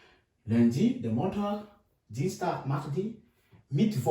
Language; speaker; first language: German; non-native, fluent; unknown